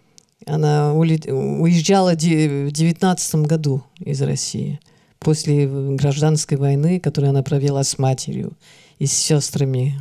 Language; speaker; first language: Russian; early bilingual, heritage; Russian